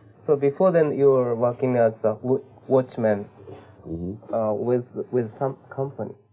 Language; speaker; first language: English; non-native, learner; Japanese